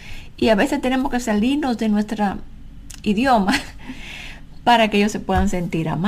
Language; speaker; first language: Spanish; native; Spanish